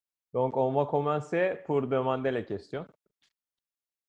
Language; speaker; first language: French; non-native, learner; Turkish